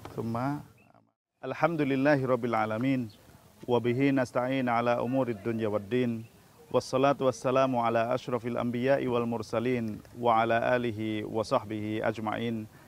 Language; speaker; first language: Arabic; non-native, fluent; Indonesian